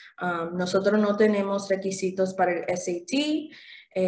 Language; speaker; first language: Spanish; early bilingual, heritage; Spanish